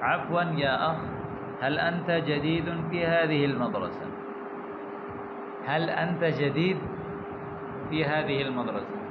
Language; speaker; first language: Arabic; non-native, fluent; Urdu